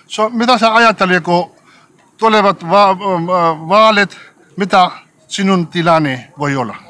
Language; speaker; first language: Finnish; non-native, learner; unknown